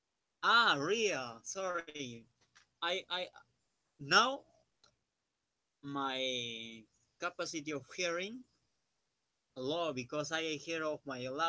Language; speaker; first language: English; non-native, learner; Spanish